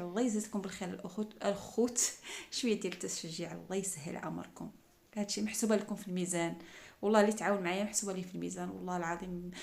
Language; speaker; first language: Arabic; native; Arabic